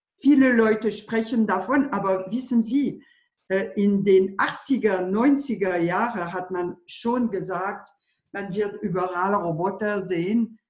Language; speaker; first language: German; non-native, fluent; French